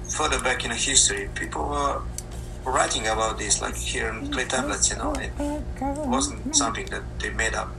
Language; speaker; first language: English; non-native, fluent; Slovenian